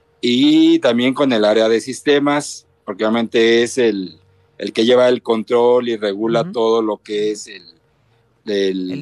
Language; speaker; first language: Spanish; native; Spanish